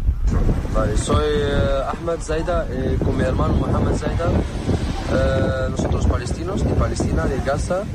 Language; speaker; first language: Spanish; non-native, learner; Arabic